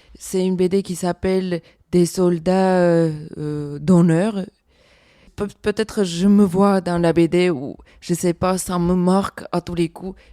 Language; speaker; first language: French; non-native, fluent; Armenian